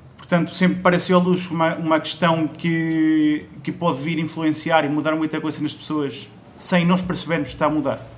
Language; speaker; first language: Portuguese; non-native, fluent; Spanish